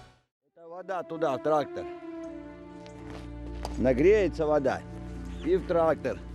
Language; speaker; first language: Russian; native; Russian